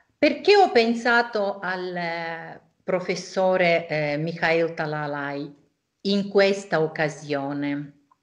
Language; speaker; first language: Italian; non-native, fluent; Russian